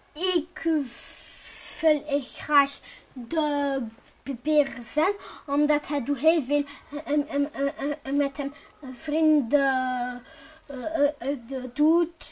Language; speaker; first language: Dutch; non-native, learner; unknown